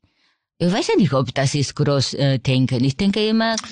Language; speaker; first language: German; non-native, fluent; Spanish